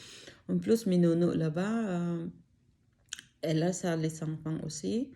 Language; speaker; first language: French; non-native, learner; Filipino